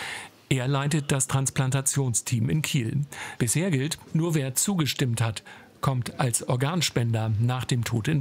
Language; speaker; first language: German; native; German